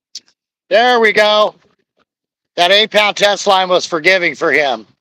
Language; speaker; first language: English; native; English